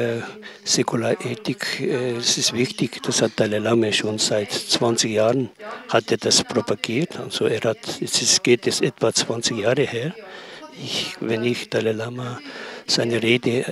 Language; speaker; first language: German; non-native, learner; Tibetan